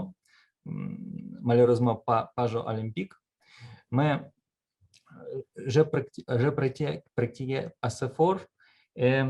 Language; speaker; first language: French; non-native, learner; Russian